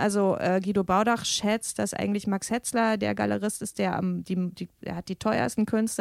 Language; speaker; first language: German; native; German